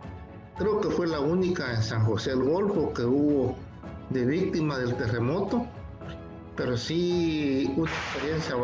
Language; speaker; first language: Spanish; native; Spanish